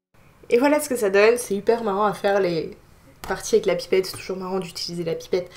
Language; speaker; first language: French; native; French